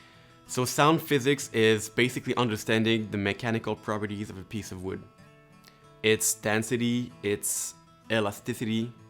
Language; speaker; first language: English; non-native, local second language; French